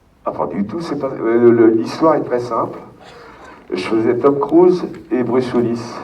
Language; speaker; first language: French; native; French